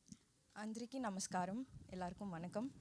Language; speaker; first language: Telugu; non-native, learner; Tamil